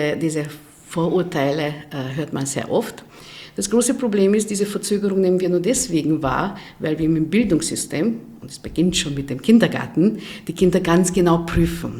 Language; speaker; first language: German; non-native, fluent; Hungarian